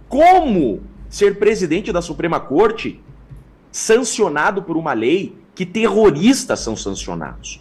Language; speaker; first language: Portuguese; native; Portuguese